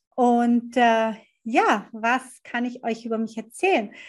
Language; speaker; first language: German; native; German